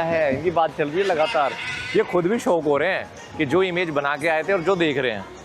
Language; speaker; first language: Hindi; native; Hindi